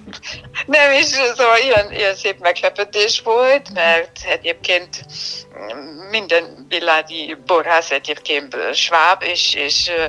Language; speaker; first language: Hungarian; non-native, fluent; German